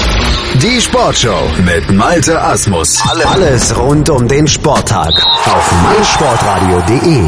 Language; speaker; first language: German; native; German